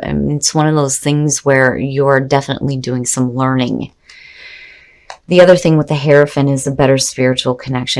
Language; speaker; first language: English; native; English